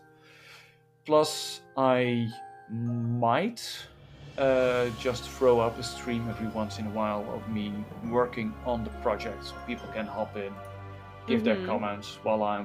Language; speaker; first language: English; non-native, fluent; Dutch